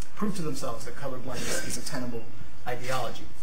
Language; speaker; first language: English; native; English